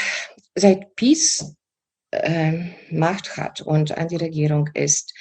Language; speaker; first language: German; non-native, fluent; Polish